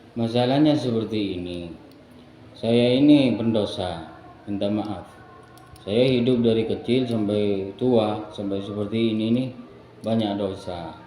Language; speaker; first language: Indonesian; non-native, local second language; Madurese